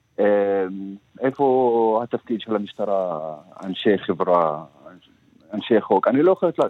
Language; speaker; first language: Hebrew; non-native, local second language; Arabic